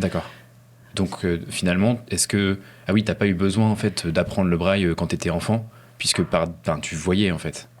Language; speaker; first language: French; native; French